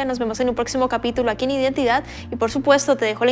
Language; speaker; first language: Spanish; native; Spanish